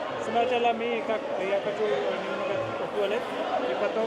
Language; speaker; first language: Russian; non-native, learner; Hindi